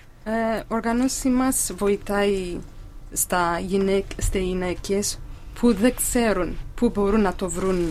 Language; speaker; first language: Greek; non-native, learner; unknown